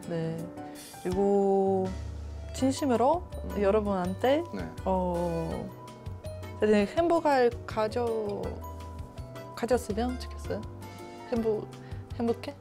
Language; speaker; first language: Korean; non-native, fluent; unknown